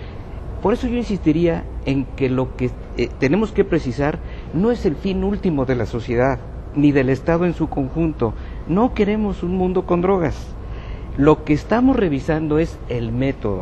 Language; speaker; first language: Spanish; native; Spanish